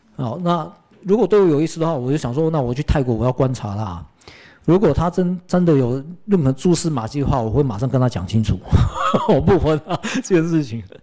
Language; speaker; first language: Chinese; early bilingual, heritage; Chinese